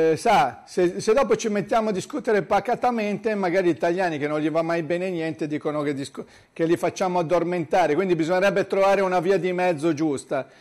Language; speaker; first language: Italian; native; Italian